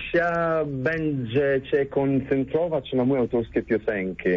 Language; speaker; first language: Polish; non-native, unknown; Italian